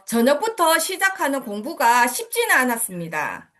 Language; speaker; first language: Korean; native; Korean